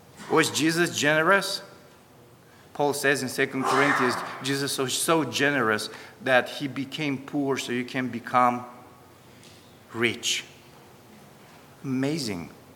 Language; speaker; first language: English; non-native, fluent; Romanian